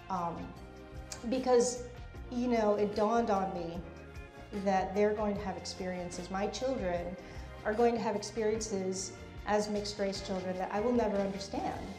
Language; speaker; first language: English; native; English